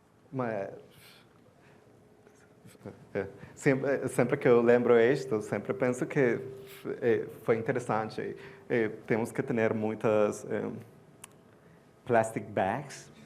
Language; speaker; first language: Portuguese; non-native, learner; Spanish